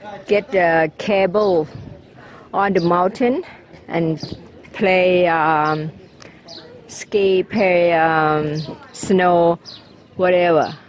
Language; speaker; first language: English; non-native, learner; Thai